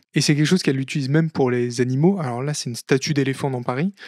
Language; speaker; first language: French; native; French